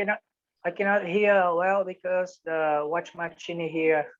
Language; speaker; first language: English; non-native, learner; Portuguese